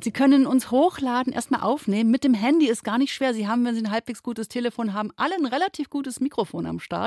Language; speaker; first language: German; native; German